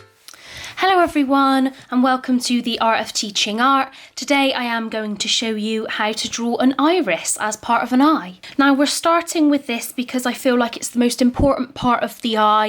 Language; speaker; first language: English; native; English